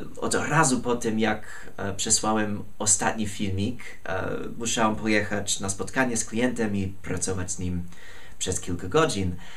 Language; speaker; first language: Polish; non-native, fluent; English